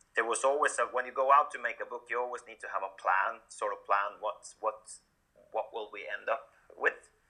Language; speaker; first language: English; non-native, fluent; Norwegian